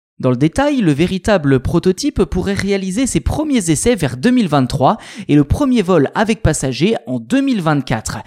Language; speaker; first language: French; native; French